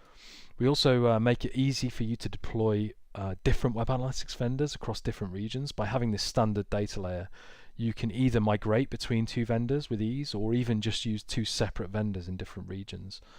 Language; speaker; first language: English; native; English